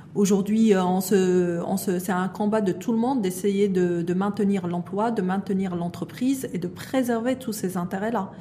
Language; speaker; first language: French; non-native, local second language; Arabic